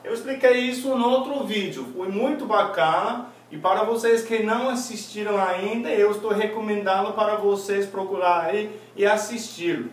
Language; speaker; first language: Portuguese; non-native, fluent; English